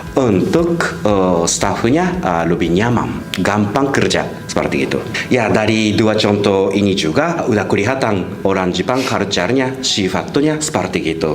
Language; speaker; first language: Indonesian; non-native, fluent; Japanese